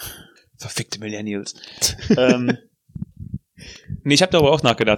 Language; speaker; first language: German; native; German